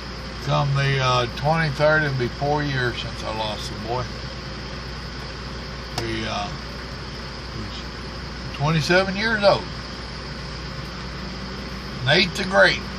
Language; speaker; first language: English; native; English